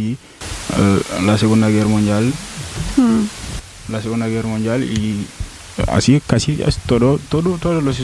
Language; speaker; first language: Spanish; non-native, learner; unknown